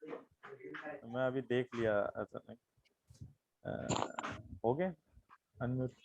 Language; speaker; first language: Hindi; native; Hindi